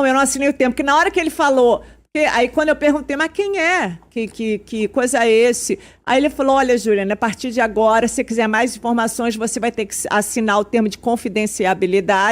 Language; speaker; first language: Portuguese; native; Portuguese